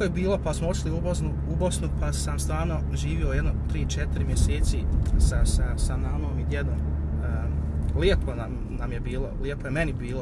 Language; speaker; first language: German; early bilingual, other home language; Bosnian